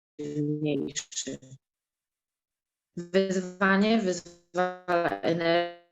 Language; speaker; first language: Polish; native; Polish